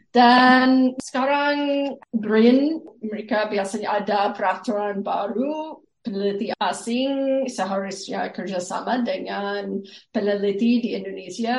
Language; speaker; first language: Indonesian; non-native, fluent; English